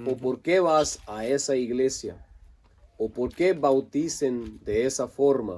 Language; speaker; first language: Spanish; non-native, local second language; Low German